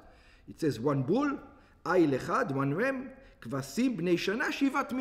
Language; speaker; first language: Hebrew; non-native, fluent; English